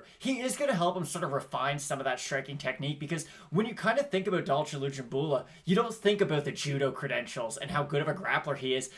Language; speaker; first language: English; native; English